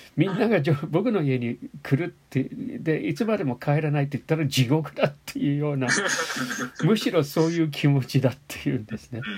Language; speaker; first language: Japanese; non-native, fluent; English